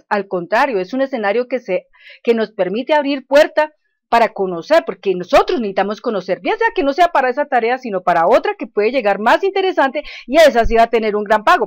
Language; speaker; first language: Spanish; native; Spanish